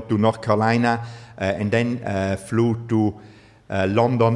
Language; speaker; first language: English; non-native, fluent; German